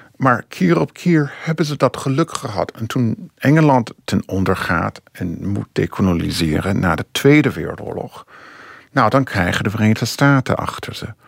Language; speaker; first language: Dutch; non-native, fluent; English